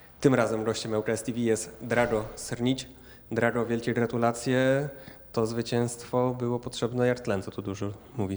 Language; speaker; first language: Polish; native; Polish